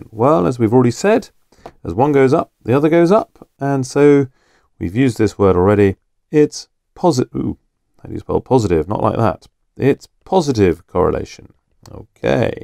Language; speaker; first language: English; native; English